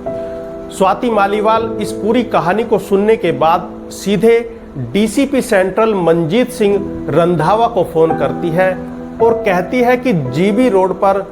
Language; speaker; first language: Hindi; native; Hindi